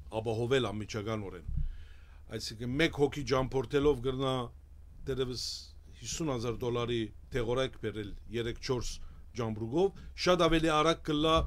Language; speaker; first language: Armenian; early bilingual, heritage; Armenian